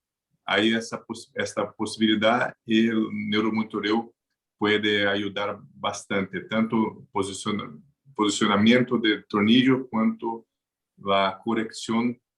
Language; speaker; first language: Spanish; non-native, learner; Portuguese